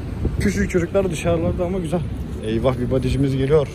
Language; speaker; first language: Turkish; native; Turkish